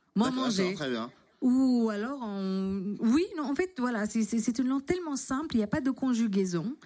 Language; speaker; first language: French; non-native, fluent; Indonesian